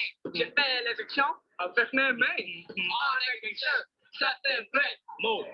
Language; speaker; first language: French; non-native, learner; English